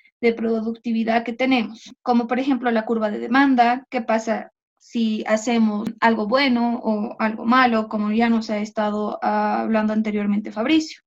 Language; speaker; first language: Spanish; native; Spanish